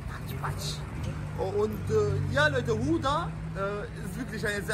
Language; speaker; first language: German; early bilingual, other home language; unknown